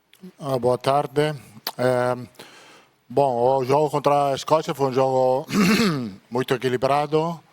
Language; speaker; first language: Portuguese; non-native, learner; Italian